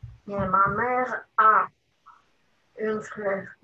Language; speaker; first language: French; non-native, learner; Russian